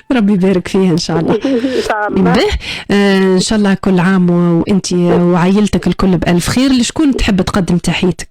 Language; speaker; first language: Arabic; native; Arabic